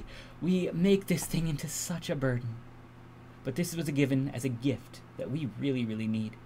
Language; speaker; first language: English; native; English